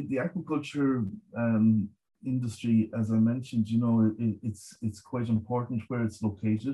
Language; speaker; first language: English; native; English